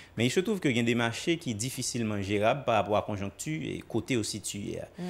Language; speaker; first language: French; non-native, local second language; Haitian Creole